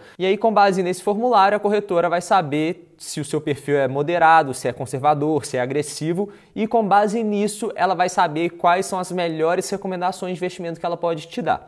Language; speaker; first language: Portuguese; native; Portuguese